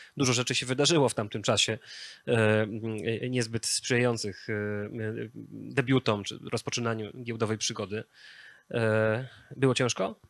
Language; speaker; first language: Polish; native; Polish